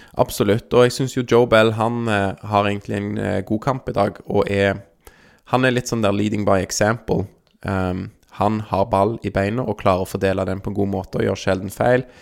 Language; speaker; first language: Norwegian; native; Norwegian